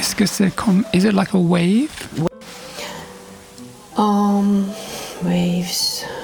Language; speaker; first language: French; non-native, fluent; English